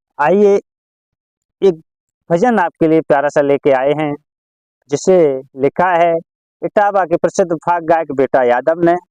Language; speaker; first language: Hindi; native; Hindi